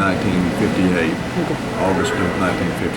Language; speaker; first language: English; native; English